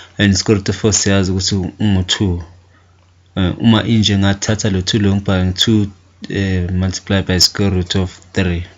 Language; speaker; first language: Zulu; native; Zulu